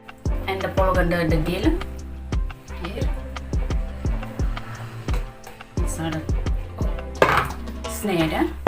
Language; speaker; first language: Dutch; non-native, learner; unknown